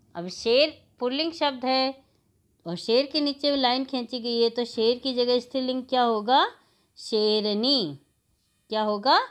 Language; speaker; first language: Hindi; native; Hindi